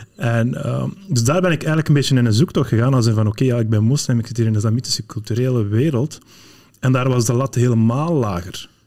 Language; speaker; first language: Dutch; early bilingual, other home language; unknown